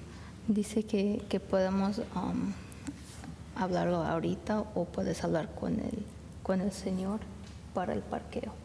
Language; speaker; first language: Spanish; early bilingual, heritage; Spanish